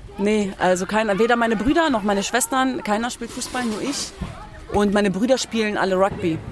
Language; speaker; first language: German; early bilingual, other home language; Kurdish